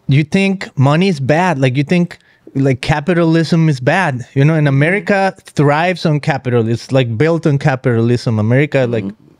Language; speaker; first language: English; non-native, fluent; Spanish